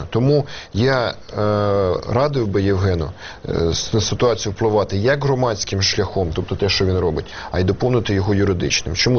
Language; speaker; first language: Ukrainian; native; Ukrainian